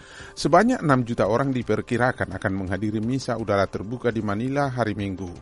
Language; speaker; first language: Indonesian; native; Indonesian